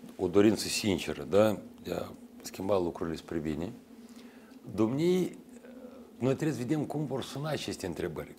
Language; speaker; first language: Romanian; native; Romanian